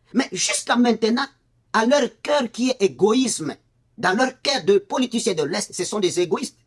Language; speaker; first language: French; non-native, local second language; Swahili